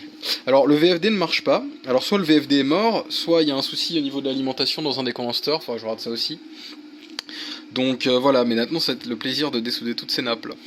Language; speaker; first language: French; native; French